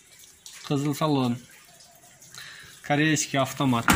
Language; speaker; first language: Russian; non-native, local second language; Kyrgyz